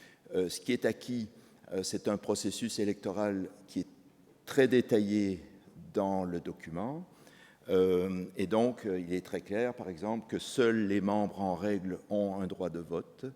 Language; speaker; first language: French; native; French